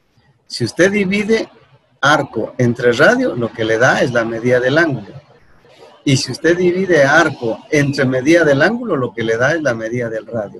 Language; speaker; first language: Spanish; native; Spanish